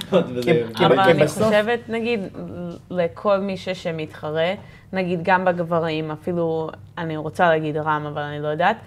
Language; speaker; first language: Hebrew; non-native, fluent; English